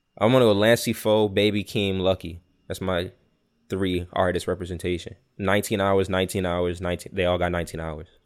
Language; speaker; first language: English; native; English